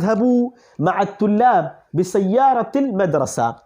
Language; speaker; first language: Arabic; non-native, fluent; Urdu